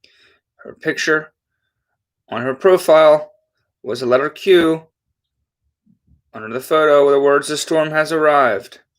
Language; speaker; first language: English; native; English